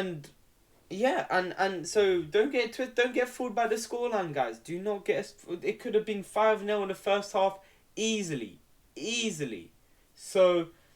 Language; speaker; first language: English; native; English